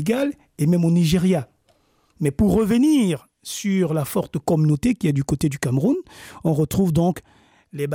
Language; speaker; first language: French; non-native, local second language; Basaa